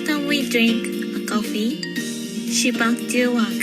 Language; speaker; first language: English; non-native, learner; Japanese